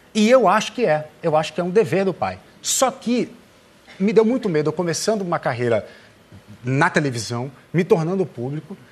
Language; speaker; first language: Portuguese; native; Portuguese